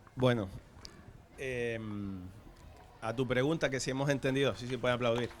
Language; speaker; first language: Spanish; native; Spanish